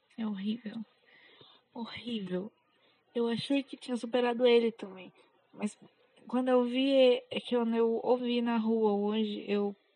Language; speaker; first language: Portuguese; native; Portuguese